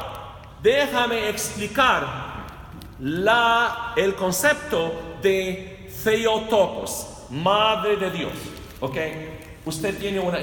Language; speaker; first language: Spanish; non-native, fluent; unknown